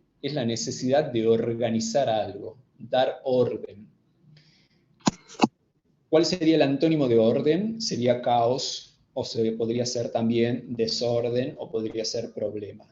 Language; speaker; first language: Spanish; native; Spanish